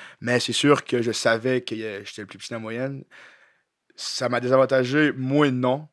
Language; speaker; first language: French; native; French